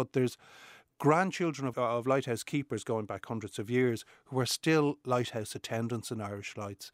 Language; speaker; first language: English; native; English